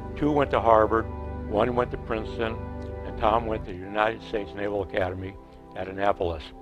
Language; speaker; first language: English; native; English